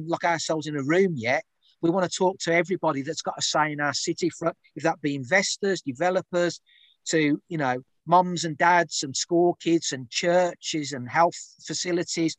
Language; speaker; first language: English; native; English